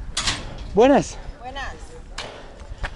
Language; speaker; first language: Spanish; non-native, learner; French